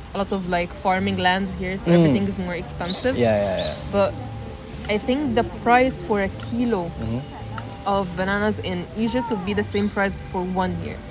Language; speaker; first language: English; non-native, fluent; Arabic